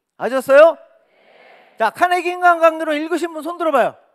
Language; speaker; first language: Korean; native; Korean